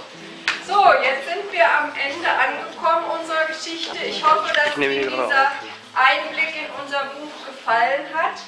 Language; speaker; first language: German; native; German